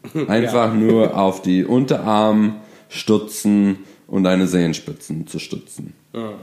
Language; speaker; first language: German; non-native, fluent; English